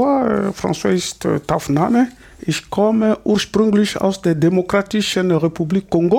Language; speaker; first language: German; non-native, fluent; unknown